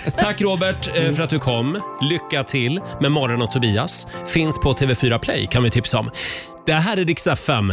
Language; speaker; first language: Swedish; native; Swedish